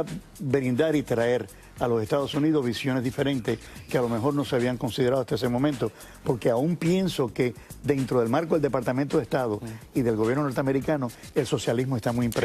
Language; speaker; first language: Spanish; native; Spanish